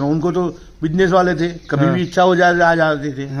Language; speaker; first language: Hindi; non-native, local second language; Gujarati